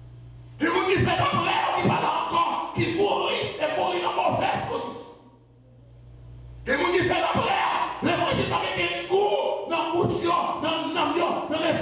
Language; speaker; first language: French; non-native, local second language; Haitian Creole